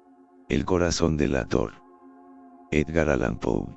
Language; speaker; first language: Spanish; native; Spanish